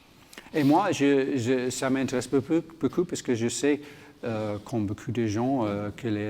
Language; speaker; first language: French; non-native, learner; English